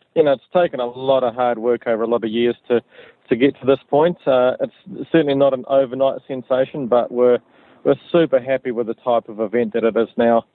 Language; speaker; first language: English; native; English